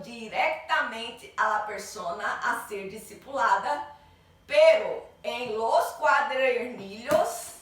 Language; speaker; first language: Spanish; non-native, learner; Portuguese